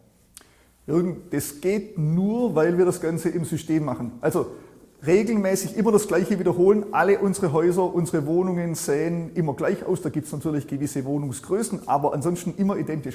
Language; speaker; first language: German; native; German